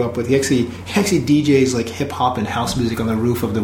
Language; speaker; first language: English; native; English